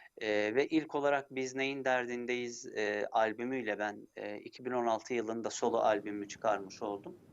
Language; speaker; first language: Turkish; early bilingual, heritage; Turkish